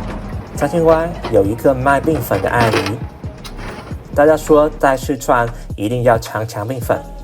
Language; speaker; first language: Chinese; non-native, learner; Vietnamese